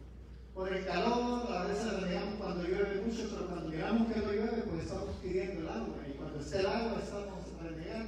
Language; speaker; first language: Spanish; native; Spanish